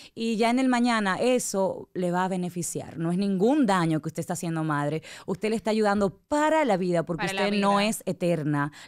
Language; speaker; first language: Spanish; native; Spanish